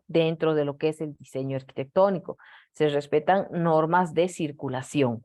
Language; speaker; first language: Spanish; native; Spanish